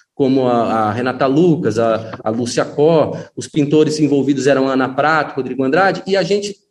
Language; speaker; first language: Portuguese; native; Portuguese